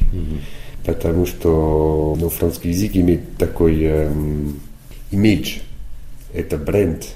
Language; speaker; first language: Russian; non-native, fluent; French